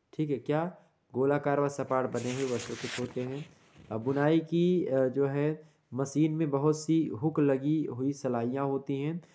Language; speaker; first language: Hindi; native; Hindi